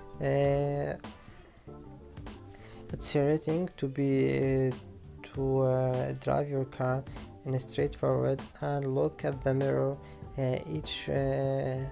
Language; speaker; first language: English; non-native, learner; Arabic